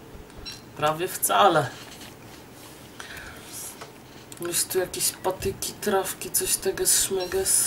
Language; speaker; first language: Polish; native; Polish